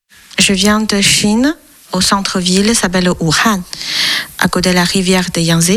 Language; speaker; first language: French; non-native, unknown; Chinese